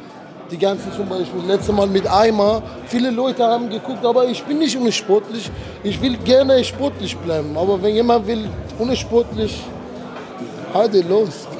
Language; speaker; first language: German; non-native, fluent; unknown